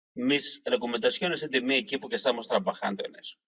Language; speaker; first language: Spanish; non-native, fluent; Greek